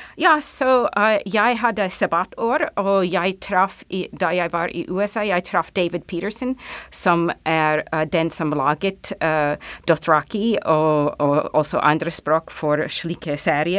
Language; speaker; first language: Norwegian; non-native, fluent; English